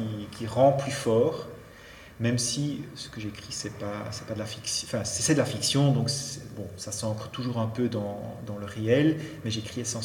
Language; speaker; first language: French; non-native, fluent; Dutch